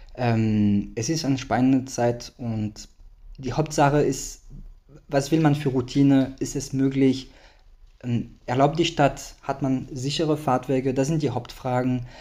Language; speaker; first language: German; non-native, fluent; French